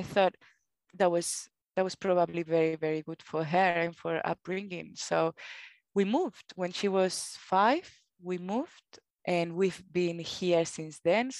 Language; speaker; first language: English; non-native, fluent; Spanish